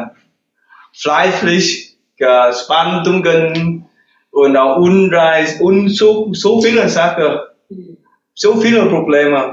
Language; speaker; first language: German; non-native, learner; Vietnamese